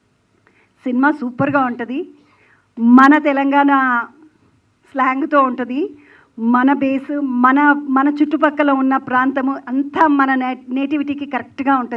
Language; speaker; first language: Telugu; native; Telugu